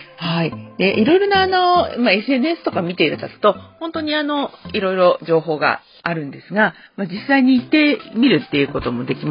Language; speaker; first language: Japanese; native; Japanese